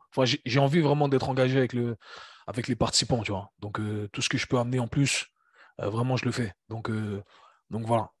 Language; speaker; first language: French; native; French